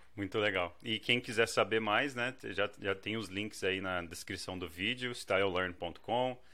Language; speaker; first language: Portuguese; native; Portuguese